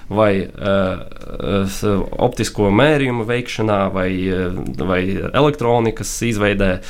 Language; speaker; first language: Latvian; non-native, local second language; Russian